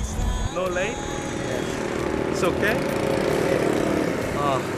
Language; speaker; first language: English; non-native, learner; Korean